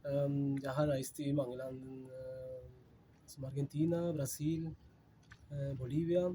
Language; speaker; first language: Norwegian; non-native, fluent; Spanish